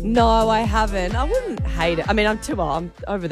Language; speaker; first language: English; native; English